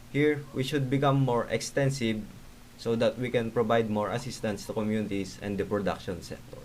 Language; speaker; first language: English; non-native, local second language; Filipino